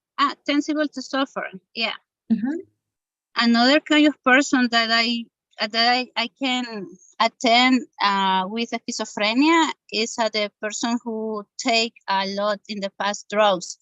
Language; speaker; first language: English; non-native, learner; Spanish